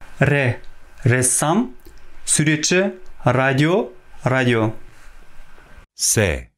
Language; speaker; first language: Turkish; non-native, fluent; Kazakh